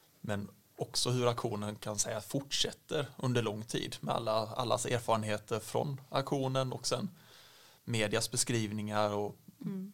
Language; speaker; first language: Swedish; native; Swedish